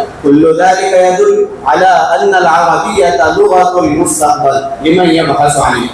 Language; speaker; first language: Arabic; non-native, learner; Urdu